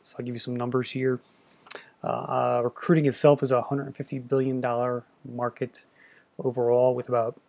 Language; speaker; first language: English; native; English